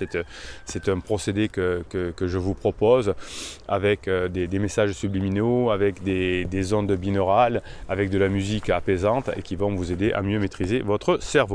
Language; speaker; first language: French; native; French